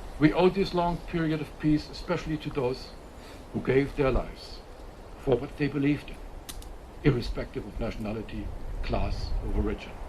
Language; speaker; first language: English; non-native, fluent; German